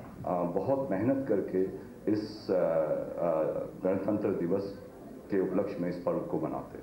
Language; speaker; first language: Hindi; native; Hindi